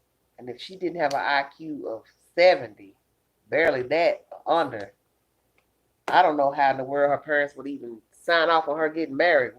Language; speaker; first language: English; native; English